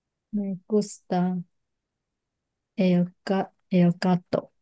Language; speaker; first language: Spanish; non-native, learner; Chinese